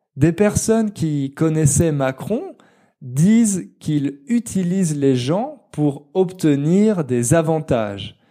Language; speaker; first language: French; native; French